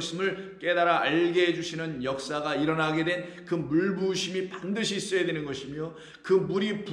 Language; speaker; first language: Korean; native; Korean